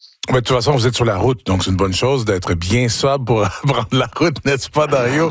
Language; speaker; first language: French; native; French